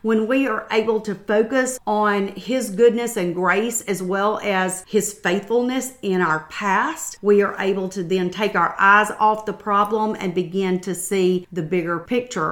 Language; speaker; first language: English; native; English